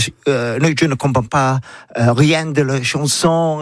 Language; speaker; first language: French; non-native, learner; English